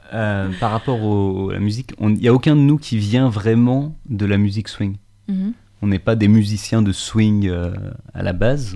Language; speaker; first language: French; native; French